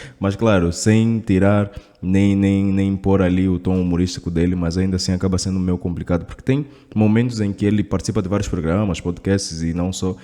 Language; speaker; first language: Portuguese; native; Portuguese